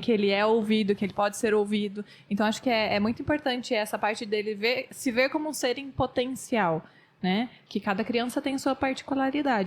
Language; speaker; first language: Portuguese; native; Portuguese